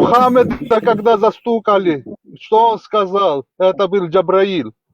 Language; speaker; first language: Russian; non-native, fluent; Georgian